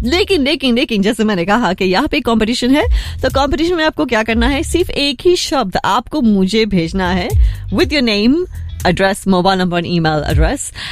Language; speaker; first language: English; early bilingual, other home language; Hindi